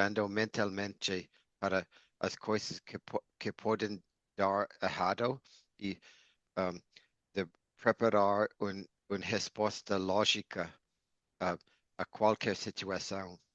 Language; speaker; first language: Portuguese; non-native, learner; English